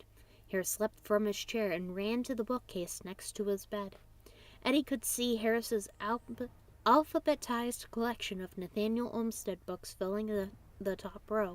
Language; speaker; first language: English; native; English